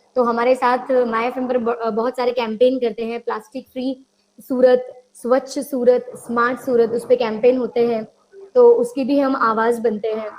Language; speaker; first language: Hindi; non-native, local second language; Gujarati